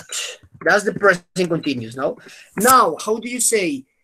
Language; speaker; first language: English; non-native, fluent; Spanish